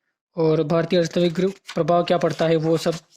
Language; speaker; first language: Hindi; native; Hindi